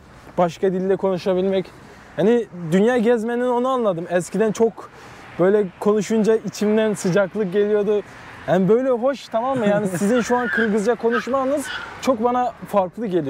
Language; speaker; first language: Turkish; non-native, fluent; Kyrgyz